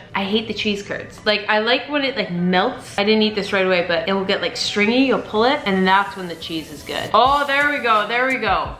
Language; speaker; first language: English; native; English